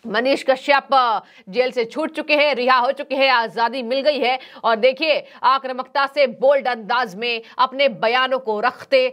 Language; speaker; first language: Hindi; native; Hindi